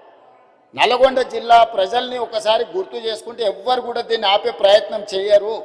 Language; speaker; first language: Telugu; native; Telugu